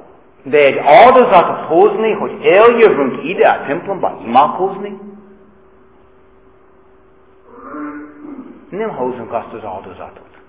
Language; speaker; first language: Hungarian; non-native, fluent; English